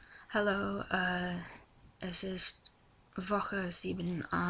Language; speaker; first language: German; non-native, learner; English